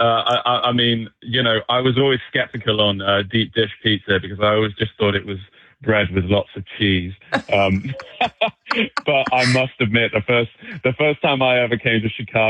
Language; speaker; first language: English; native; English